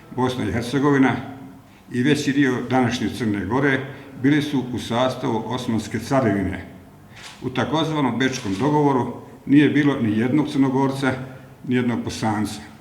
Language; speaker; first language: Bosnian; native; Bosnian